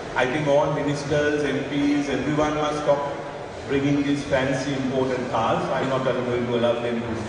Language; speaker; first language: English; non-native, local second language; Sinhala